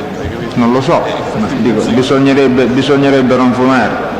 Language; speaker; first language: Italian; native; Italian